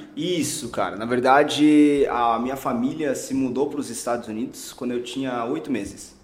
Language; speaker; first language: Portuguese; early bilingual, heritage; Portuguese